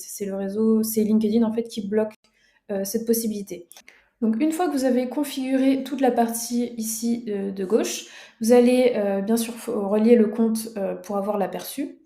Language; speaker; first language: French; native; French